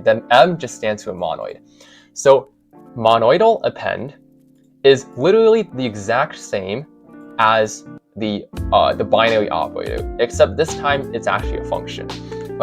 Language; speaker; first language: English; native; English